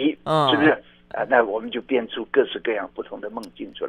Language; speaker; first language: Chinese; native; Chinese